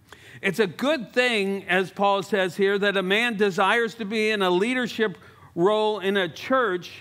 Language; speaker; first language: English; native; English